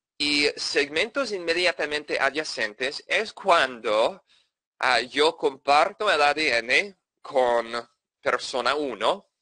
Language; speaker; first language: Spanish; non-native, fluent; English